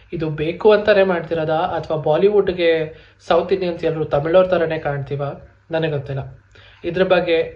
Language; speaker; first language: Kannada; non-native, local second language; Kodava